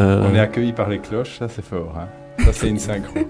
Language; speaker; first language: French; native; French